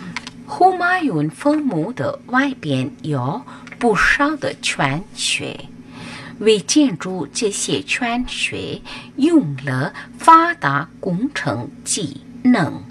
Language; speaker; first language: Chinese; non-native, fluent; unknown